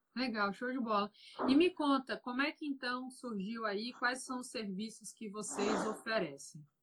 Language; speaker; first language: Portuguese; native; Portuguese